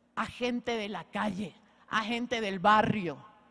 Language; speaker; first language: Spanish; native; Spanish